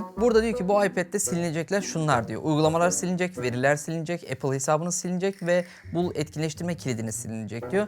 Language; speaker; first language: Turkish; native; Turkish